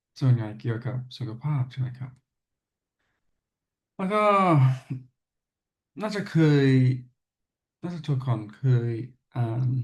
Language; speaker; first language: Thai; non-native, learner; English